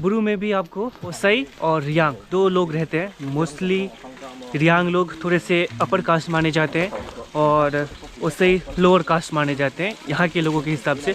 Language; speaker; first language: Hindi; native; Hindi